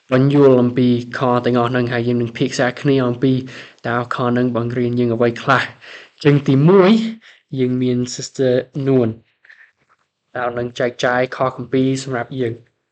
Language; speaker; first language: Khmer; non-native, learner; English